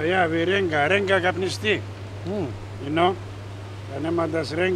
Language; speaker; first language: German; non-native, learner; Greek